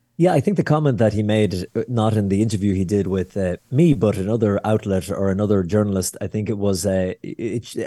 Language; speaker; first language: English; native; English